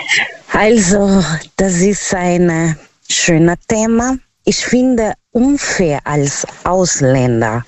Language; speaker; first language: German; non-native, learner; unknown